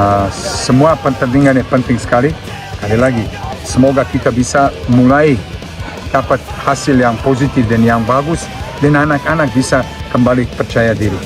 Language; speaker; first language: Indonesian; non-native, learner; Serbian